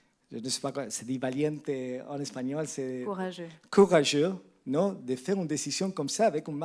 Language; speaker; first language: French; non-native, learner; Spanish